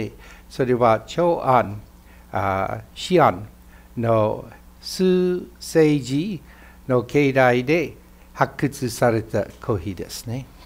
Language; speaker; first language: Japanese; non-native, fluent; English